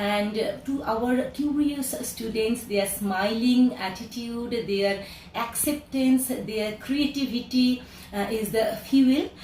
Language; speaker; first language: English; non-native, local second language; Bangla